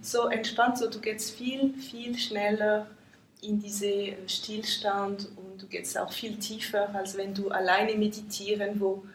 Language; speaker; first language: German; non-native, fluent; French